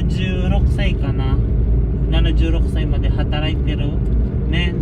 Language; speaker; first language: Japanese; non-native, learner; Filipino